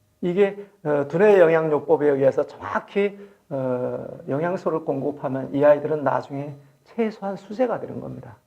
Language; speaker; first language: Korean; native; Korean